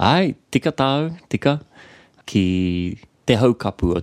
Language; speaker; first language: Māori; non-native, local second language; English